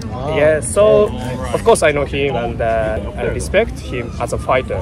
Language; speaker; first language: English; non-native, learner; Japanese